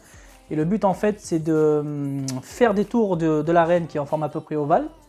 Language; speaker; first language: French; native; French